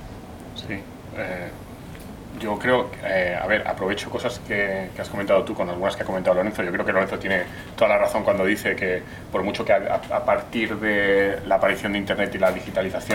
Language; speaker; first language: Spanish; native; Spanish